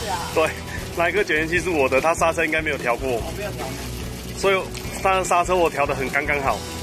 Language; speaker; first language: Chinese; native; Chinese